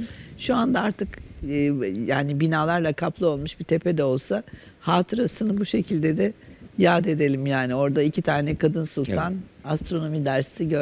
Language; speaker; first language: Turkish; native; Turkish